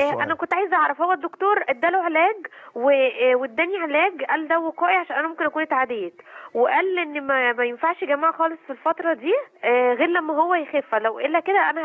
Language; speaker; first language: Arabic; native; Arabic